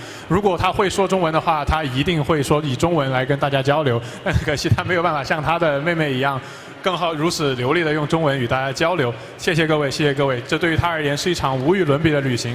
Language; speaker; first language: Chinese; native; Chinese